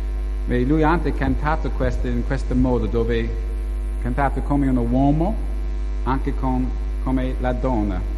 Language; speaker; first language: Italian; non-native, learner; English